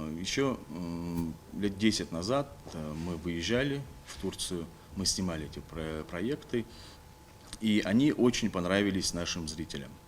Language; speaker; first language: Russian; non-native, local second language; Ingush